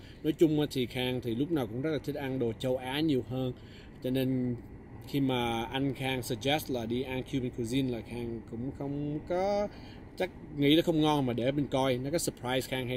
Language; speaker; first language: Vietnamese; early bilingual, heritage; Vietnamese